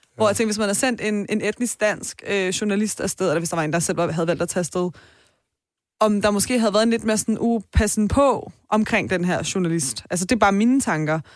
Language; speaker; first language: Danish; early bilingual, other home language; Persian